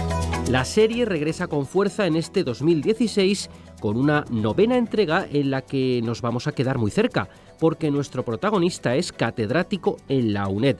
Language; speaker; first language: Spanish; native; Spanish